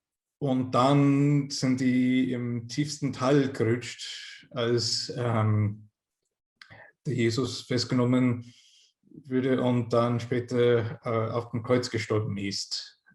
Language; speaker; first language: German; non-native, fluent; English